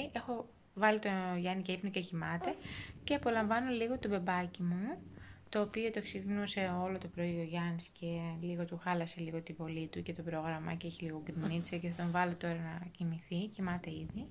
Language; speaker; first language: Greek; native; Greek